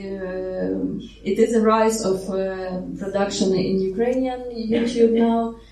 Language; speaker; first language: English; non-native, fluent; Ukrainian